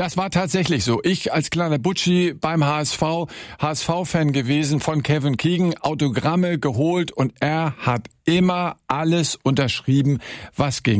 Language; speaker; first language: German; native; German